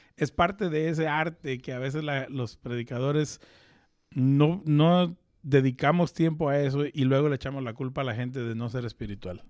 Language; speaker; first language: Spanish; early bilingual, heritage; Spanish